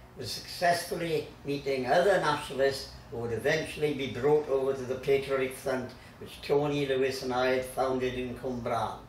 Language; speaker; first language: English; native; English